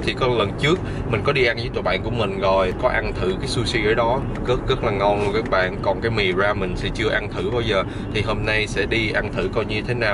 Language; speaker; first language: Vietnamese; early bilingual, other home language; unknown